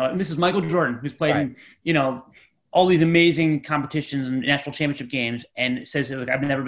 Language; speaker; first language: English; native; English